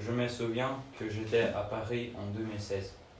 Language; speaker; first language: French; non-native, learner; Georgian